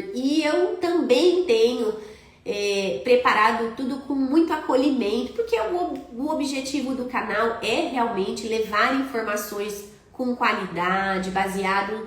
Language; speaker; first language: Portuguese; native; Portuguese